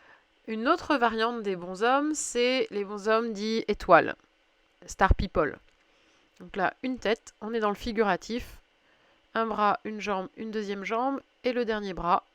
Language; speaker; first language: French; native; French